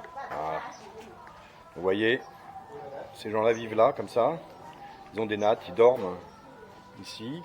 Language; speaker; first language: French; native; French